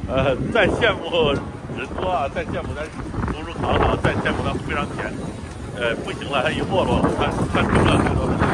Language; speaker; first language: Chinese; native; Chinese